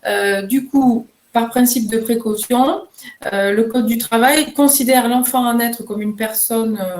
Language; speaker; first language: French; native; French